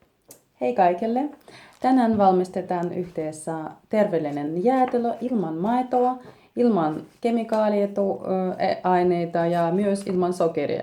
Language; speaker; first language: Finnish; non-native, learner; Russian